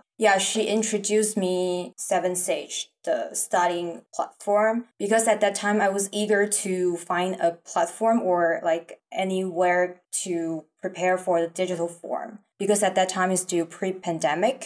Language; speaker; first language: English; non-native, fluent; Chinese